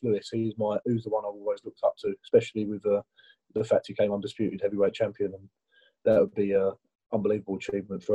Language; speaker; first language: English; native; English